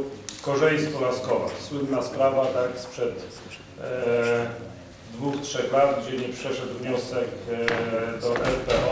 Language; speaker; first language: Polish; native; Polish